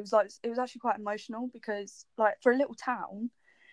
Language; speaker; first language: English; native; English